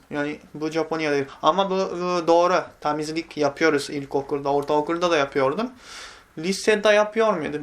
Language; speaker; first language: Turkish; non-native, fluent; Japanese